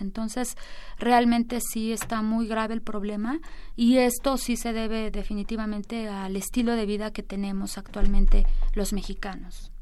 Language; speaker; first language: Spanish; native; Spanish